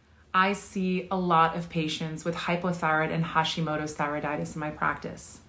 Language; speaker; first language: English; native; English